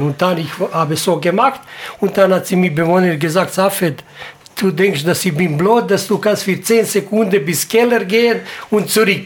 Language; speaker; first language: German; non-native, learner; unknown